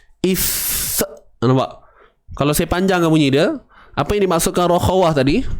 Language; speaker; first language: Malay; native; Malay